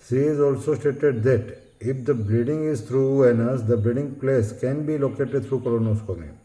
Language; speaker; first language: English; non-native, local second language; Gujarati